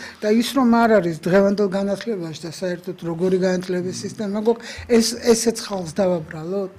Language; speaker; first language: Georgian; native; Georgian